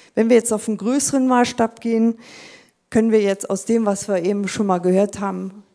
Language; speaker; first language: German; native; German